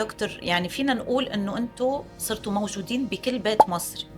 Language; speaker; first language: Arabic; native; Arabic